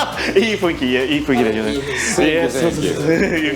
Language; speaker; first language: Japanese; non-native, learner; English